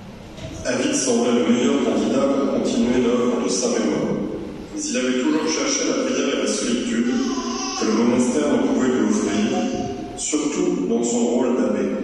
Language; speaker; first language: French; native; French